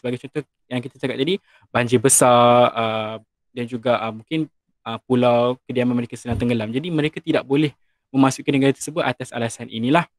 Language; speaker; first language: Malay; native; Malay